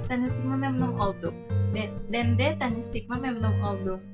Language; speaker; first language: Turkish; non-native, learner; Indonesian